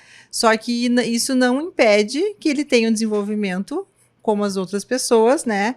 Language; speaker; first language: Portuguese; native; Portuguese